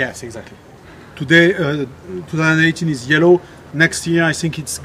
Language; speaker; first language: English; non-native, learner; French